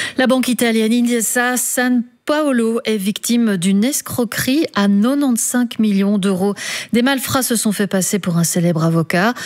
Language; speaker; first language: French; native; French